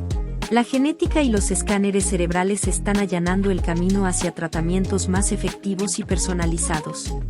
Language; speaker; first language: Spanish; native; Spanish